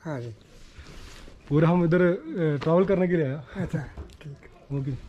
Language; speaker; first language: Hindi; non-native, local second language; Malayalam